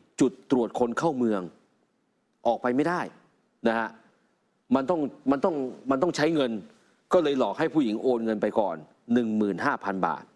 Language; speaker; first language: Thai; native; Thai